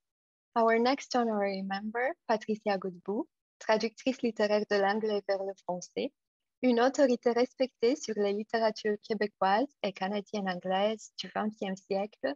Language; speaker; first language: French; non-native, fluent; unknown